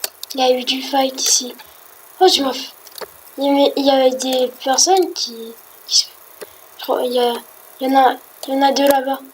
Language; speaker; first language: French; native; French